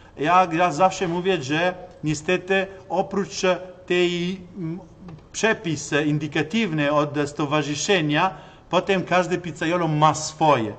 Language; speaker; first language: Polish; non-native, learner; Italian